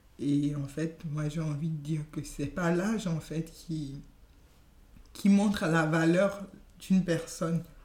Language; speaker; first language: French; non-native, local second language; Yoruba